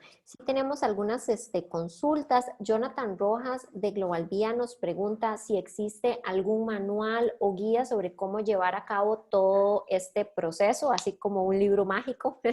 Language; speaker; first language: Spanish; native; Spanish